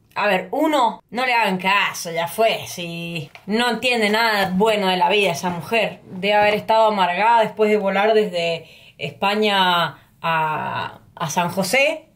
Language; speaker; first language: Spanish; native; Spanish